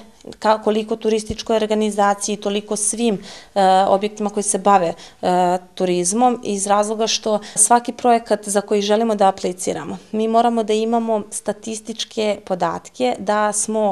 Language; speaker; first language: Serbian; native; Serbian